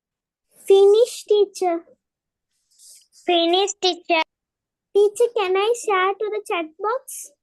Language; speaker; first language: English; non-native, learner; Tamil